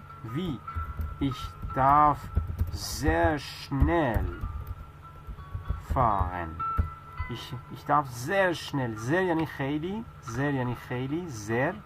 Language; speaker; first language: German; non-native, fluent; Persian